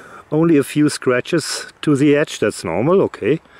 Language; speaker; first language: English; non-native, fluent; German